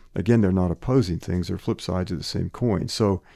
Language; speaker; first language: English; native; English